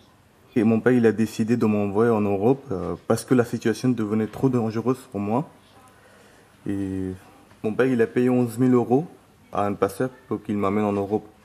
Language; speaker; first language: French; non-native, fluent; Bangla